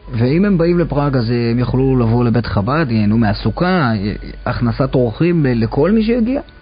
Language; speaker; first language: Hebrew; native; Hebrew